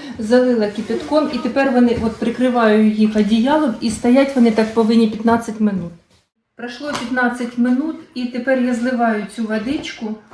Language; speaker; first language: Ukrainian; native; Ukrainian